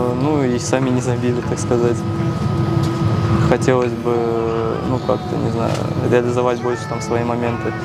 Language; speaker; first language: Russian; native; Russian